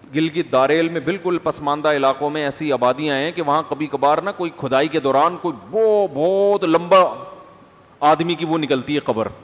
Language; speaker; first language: Urdu; native; Urdu